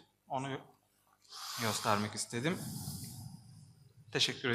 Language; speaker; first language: Turkish; native; Turkish